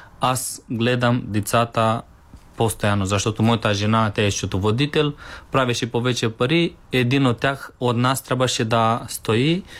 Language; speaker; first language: Bulgarian; non-native, learner; Romanian